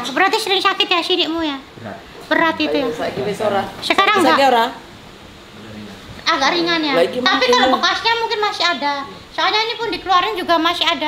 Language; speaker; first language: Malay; non-native, local second language; Javanese